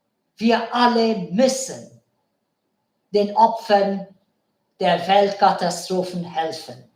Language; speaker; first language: German; non-native, fluent; Bangla